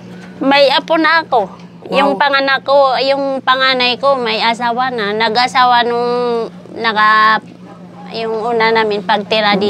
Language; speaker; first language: Filipino; non-native, local second language; Maranao